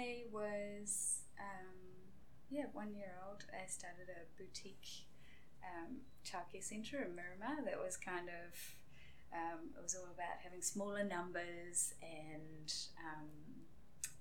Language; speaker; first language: English; native; English